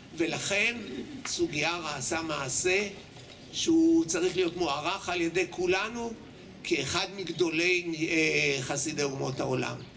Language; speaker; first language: Hebrew; native; Hebrew